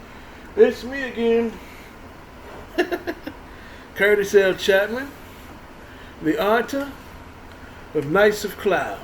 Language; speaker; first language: English; native; English